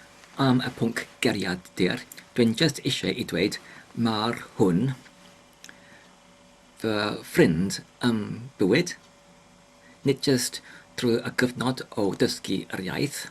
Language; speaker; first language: Welsh; non-native, learner; English